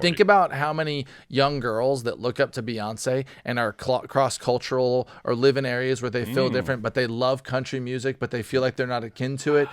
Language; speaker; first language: English; native; English